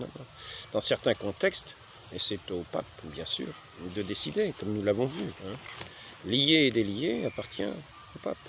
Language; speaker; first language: French; native; French